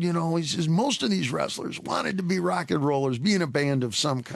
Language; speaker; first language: English; native; English